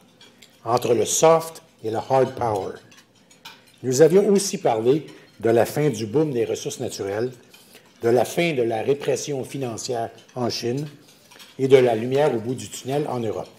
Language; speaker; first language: French; native; French